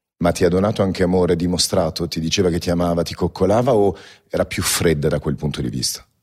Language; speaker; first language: Italian; native; Italian